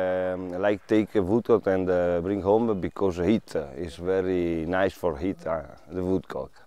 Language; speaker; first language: English; non-native, learner; Italian